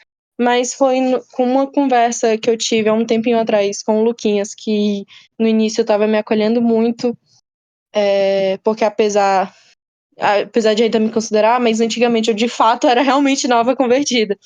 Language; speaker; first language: Portuguese; native; Portuguese